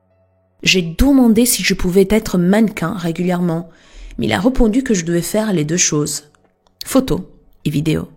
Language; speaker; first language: French; native; French